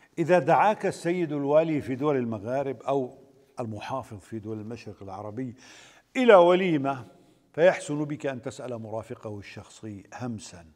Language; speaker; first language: Arabic; native; Arabic